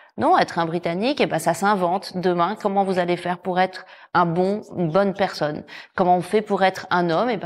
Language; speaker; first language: French; native; French